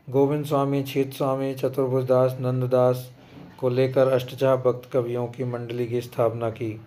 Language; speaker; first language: Hindi; native; Hindi